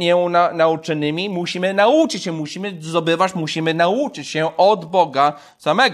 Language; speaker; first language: Polish; non-native, fluent; English